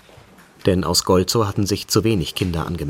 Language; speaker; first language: German; native; German